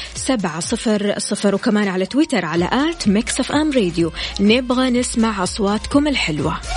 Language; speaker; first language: Arabic; native; Arabic